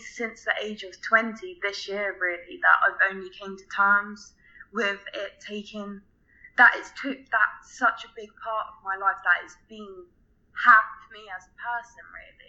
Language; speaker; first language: English; native; English